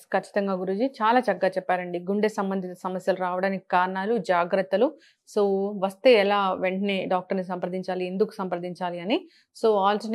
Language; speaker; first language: Telugu; native; Telugu